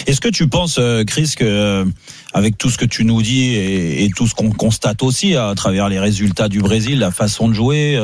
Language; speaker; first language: French; native; French